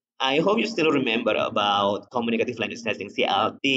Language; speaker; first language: English; non-native, fluent; Indonesian